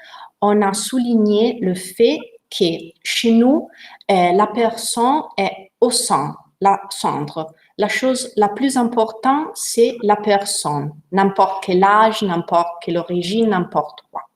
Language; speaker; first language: French; non-native, learner; Italian